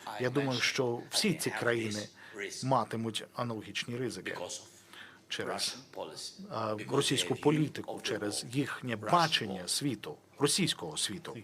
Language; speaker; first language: Ukrainian; non-native, local second language; Russian